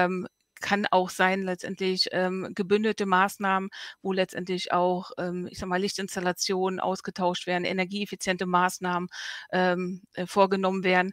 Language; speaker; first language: German; native; German